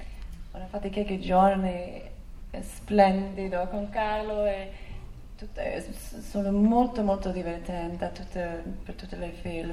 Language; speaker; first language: Italian; non-native, learner; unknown